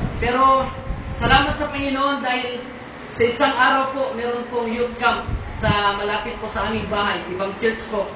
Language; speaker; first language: Filipino; non-native, local second language; Iloko